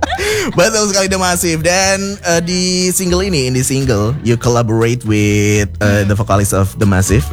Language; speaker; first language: English; non-native, fluent; Indonesian